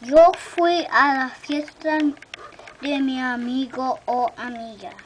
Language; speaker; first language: Spanish; non-native, learner; Chinese